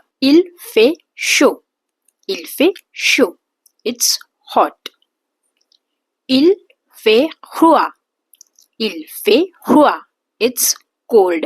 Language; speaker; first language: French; non-native, fluent; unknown